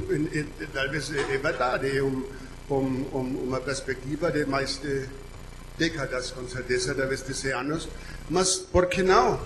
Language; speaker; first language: Portuguese; non-native, fluent; German